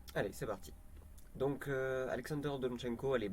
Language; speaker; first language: French; native; French